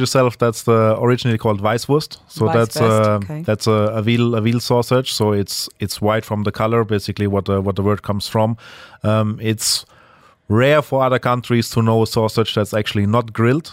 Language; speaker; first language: English; non-native, fluent; German